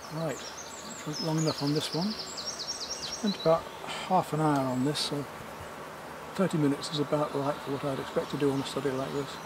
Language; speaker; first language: English; native; English